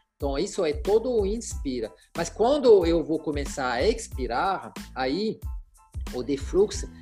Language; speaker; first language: Portuguese; non-native, fluent; French